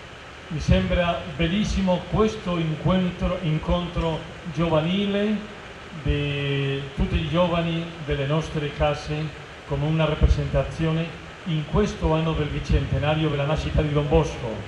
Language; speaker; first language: Italian; non-native, fluent; Spanish